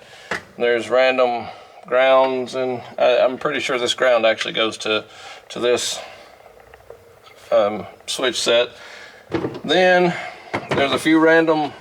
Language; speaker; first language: English; native; English